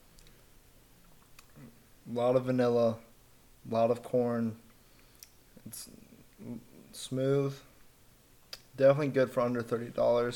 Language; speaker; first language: English; native; English